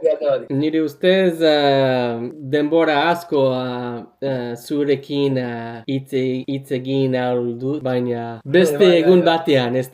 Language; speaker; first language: Basque; non-native, learner; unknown